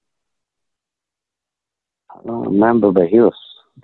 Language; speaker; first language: English; non-native, fluent; Ukrainian